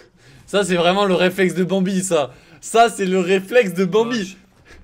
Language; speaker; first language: French; native; French